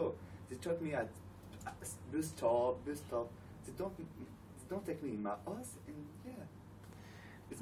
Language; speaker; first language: English; non-native, learner; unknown